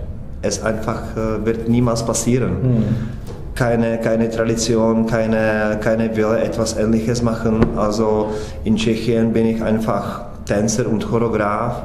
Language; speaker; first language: German; non-native, fluent; Czech